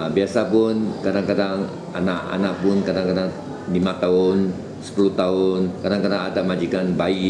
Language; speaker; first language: Malay; native; Malay